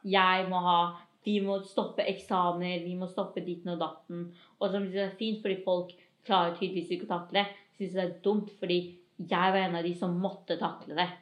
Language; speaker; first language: Norwegian; early bilingual, other home language; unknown